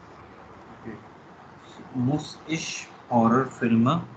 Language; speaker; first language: German; non-native, learner; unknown